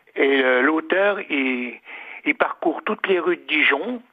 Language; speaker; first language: French; native; French